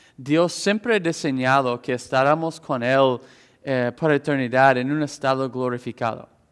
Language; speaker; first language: Spanish; non-native, fluent; English